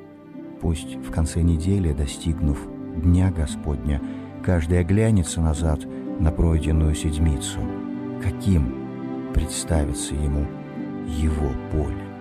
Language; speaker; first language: Russian; native; Russian